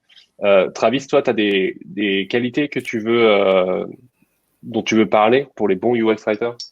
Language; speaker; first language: French; native; French